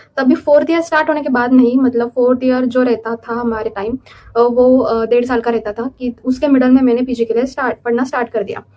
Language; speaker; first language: Hindi; non-native, local second language; Marathi